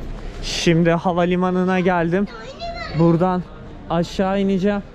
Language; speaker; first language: Turkish; native; Turkish